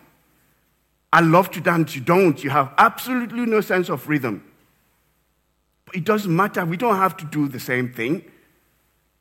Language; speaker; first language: English; non-native, local second language; Yoruba